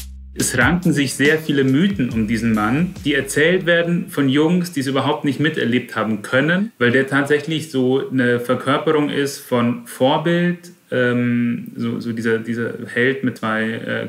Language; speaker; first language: German; native; German